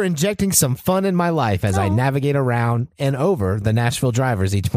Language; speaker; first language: English; native; English